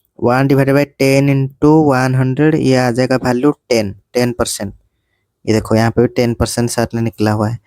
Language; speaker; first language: Hindi; native; Hindi